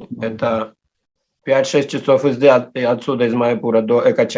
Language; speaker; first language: Russian; native; Russian